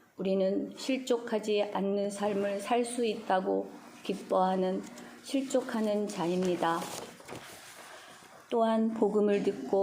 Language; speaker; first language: Korean; native; Korean